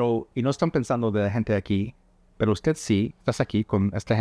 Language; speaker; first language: Spanish; early bilingual, heritage; English